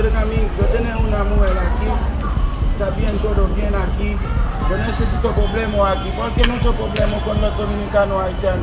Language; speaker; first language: Spanish; non-native, learner; Haitian Creole